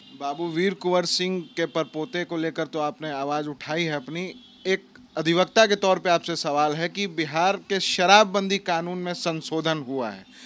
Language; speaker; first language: Hindi; native; Hindi